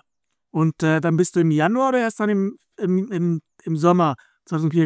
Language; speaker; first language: German; native; German